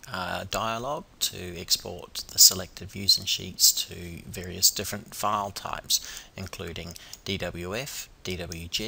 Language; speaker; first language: English; native; English